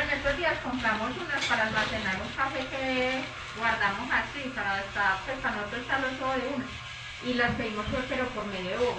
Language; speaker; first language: Spanish; native; Spanish